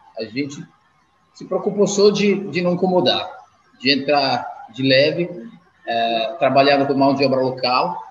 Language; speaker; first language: Portuguese; non-native, fluent; Italian